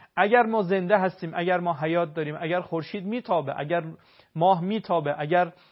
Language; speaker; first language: Persian; native; Persian